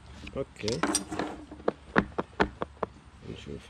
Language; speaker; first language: Arabic; native; Arabic